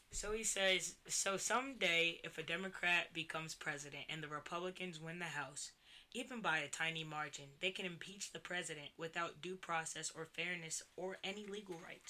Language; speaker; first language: English; native; English